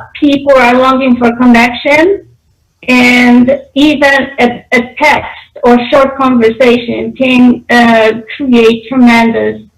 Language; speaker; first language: English; non-native, fluent; Polish